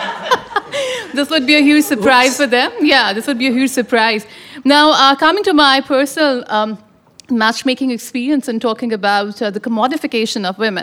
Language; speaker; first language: English; non-native, local second language; Urdu